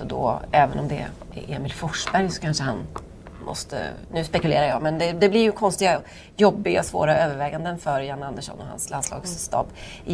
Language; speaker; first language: Swedish; native; Swedish